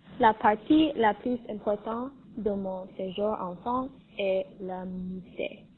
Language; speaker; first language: French; non-native, learner; English